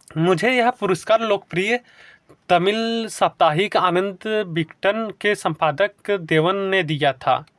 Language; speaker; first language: Hindi; native; Hindi